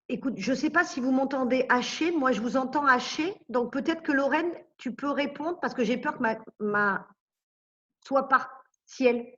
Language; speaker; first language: French; native; French